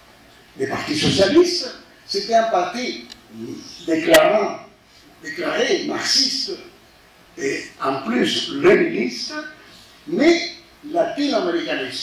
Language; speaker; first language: French; non-native, fluent; Spanish